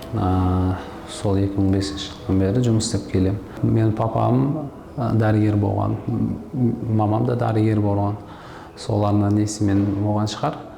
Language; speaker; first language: Kazakh; non-native, local second language; Uzbek